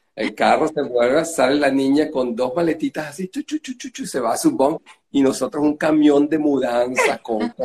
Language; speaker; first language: Spanish; native; Spanish